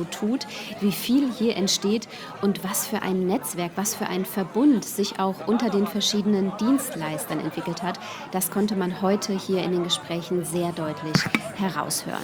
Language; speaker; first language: German; native; German